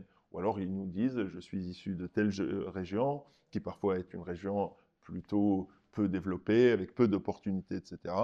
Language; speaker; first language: French; non-native, local second language; Arabic